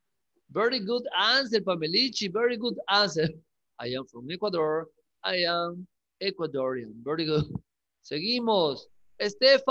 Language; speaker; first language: English; non-native, learner; Spanish